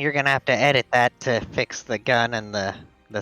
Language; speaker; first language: English; native; English